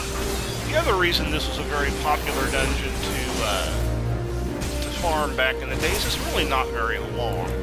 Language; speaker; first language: English; native; English